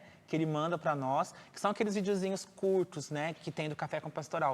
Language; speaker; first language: Portuguese; native; Portuguese